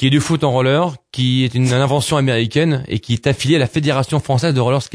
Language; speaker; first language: French; native; French